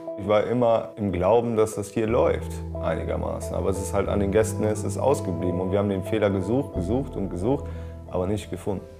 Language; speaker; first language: German; early bilingual, other home language; Polish